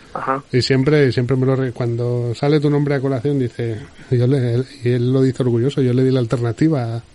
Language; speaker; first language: Spanish; native; Spanish